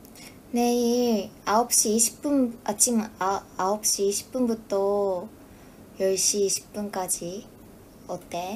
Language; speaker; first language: Korean; non-native, fluent; Japanese